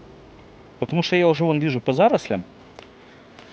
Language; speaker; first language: Russian; non-native, local second language; Ukrainian